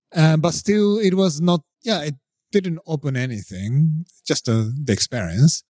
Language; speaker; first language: English; non-native, fluent; Japanese